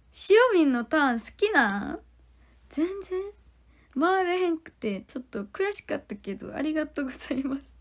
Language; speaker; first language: Japanese; non-native, fluent; Korean